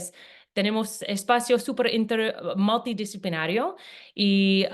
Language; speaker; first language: Spanish; non-native, fluent; English